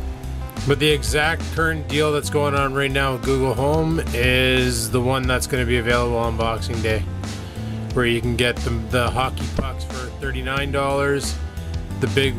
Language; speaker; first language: English; native; English